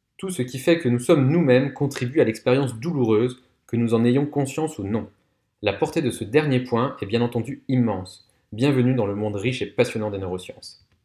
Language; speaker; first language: French; native; French